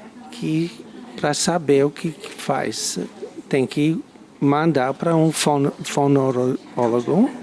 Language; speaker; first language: Portuguese; non-native, fluent; English